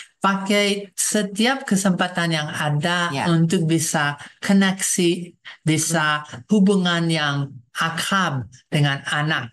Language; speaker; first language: Indonesian; non-native, fluent; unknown